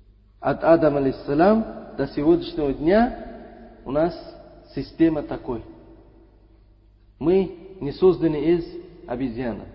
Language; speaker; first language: Russian; non-native, fluent; Uzbek